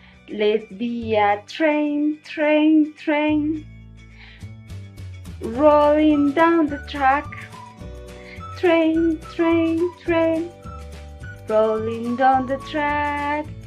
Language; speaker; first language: English; non-native, fluent; Spanish